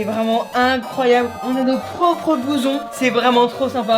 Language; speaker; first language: French; native; French